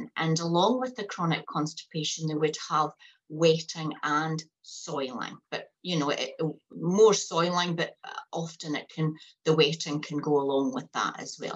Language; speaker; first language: English; native; English